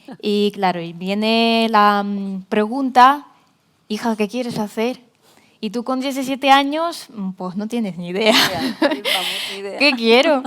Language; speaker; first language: Spanish; non-native, fluent; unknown